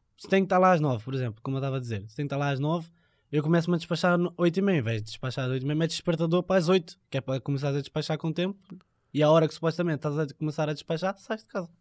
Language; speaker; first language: Portuguese; native; Portuguese